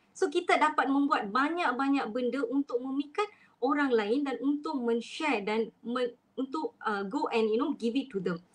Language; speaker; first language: Malay; non-native, local second language; Tamil